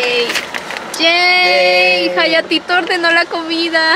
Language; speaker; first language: Spanish; native; Spanish